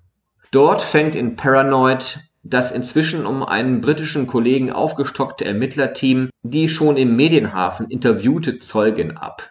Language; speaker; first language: German; native; German